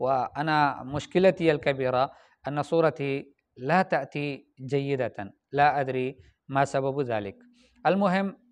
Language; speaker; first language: Arabic; non-native, fluent; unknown